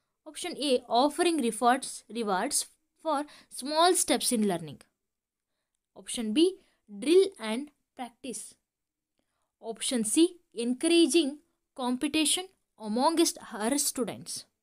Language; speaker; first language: English; non-native, local second language; Kannada